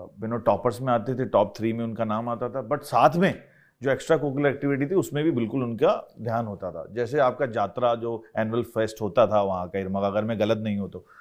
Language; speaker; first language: Hindi; native; Hindi